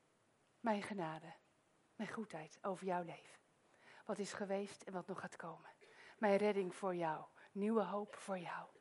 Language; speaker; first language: Dutch; native; Dutch